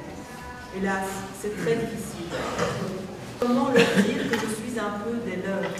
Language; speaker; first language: French; native; French